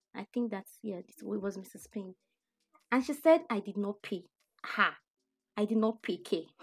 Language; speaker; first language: English; non-native, local second language; Yoruba